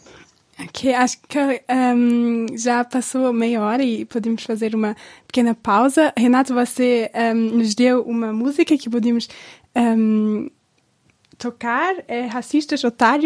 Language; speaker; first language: Portuguese; non-native, fluent; German